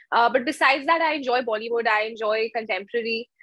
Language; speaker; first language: Hindi; native; Hindi